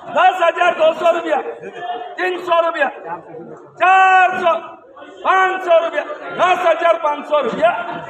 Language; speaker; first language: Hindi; non-native, local second language; Marathi